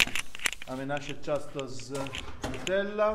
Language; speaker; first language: Polish; non-native, learner; Italian